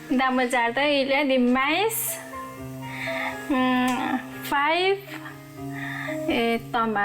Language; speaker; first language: French; non-native, learner; Nepali